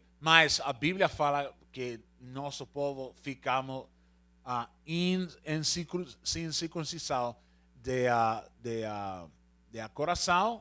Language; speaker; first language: Portuguese; non-native, learner; Spanish